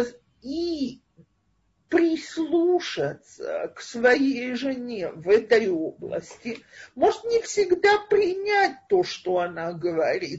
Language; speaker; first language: Russian; native; Russian